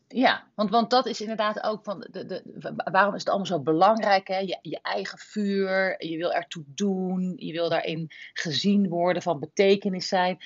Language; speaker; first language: Dutch; native; Dutch